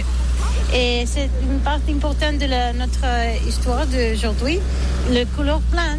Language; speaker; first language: French; non-native, learner; Catalan